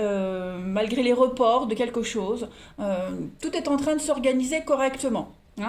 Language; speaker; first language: French; native; French